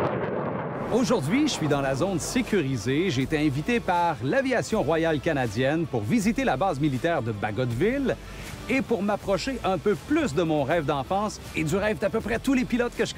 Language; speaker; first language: French; native; French